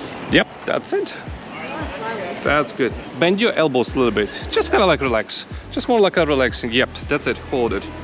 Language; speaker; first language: English; non-native, fluent; Ukrainian